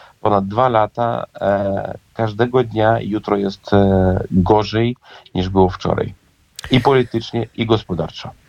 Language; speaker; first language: Polish; non-native, fluent; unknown